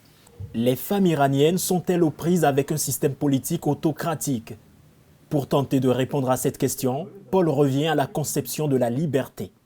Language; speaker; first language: French; native; French